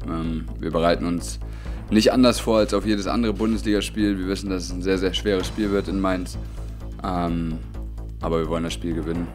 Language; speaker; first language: German; native; German